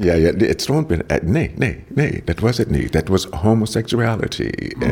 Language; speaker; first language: Dutch; non-native, learner; English